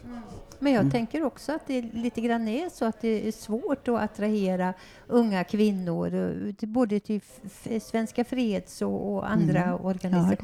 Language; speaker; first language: Swedish; native; Swedish